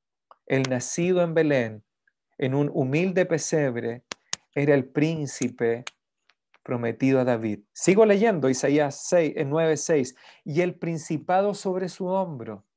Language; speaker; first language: Spanish; native; Spanish